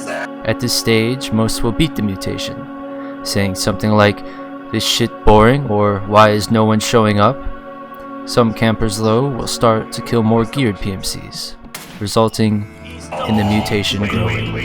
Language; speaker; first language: English; native; English